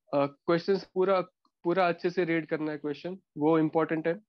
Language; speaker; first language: Hindi; non-native, local second language; Gujarati